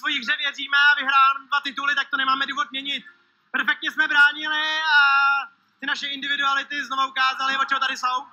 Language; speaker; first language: Czech; native; Czech